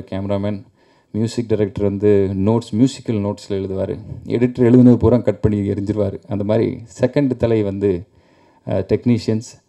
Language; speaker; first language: Tamil; native; Tamil